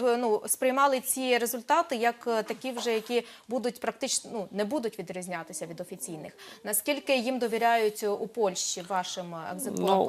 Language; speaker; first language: Ukrainian; native; Ukrainian